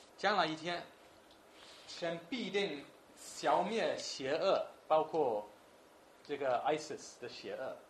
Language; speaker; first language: Chinese; non-native, fluent; English